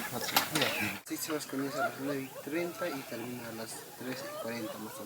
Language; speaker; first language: Spanish; non-native, local second language; Aymara